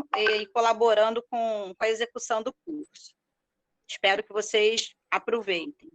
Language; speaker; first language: Portuguese; native; Portuguese